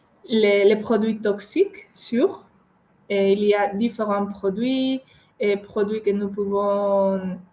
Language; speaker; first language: French; non-native, fluent; Spanish